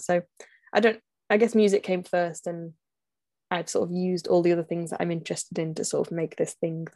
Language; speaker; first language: English; native; English